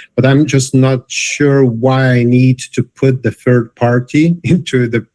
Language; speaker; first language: English; non-native, fluent; Lithuanian